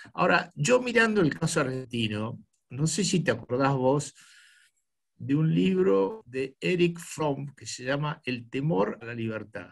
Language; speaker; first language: Spanish; native; Spanish